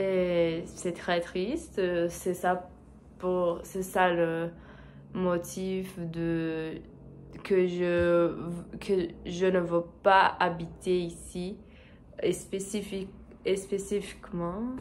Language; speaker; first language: French; non-native, learner; Portuguese